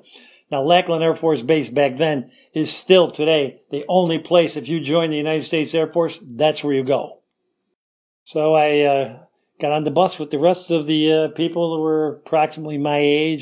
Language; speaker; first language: English; native; English